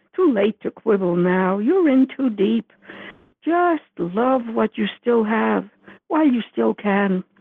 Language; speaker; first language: English; early bilingual, other home language; Spanish